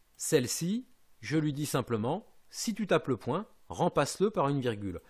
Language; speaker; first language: French; native; French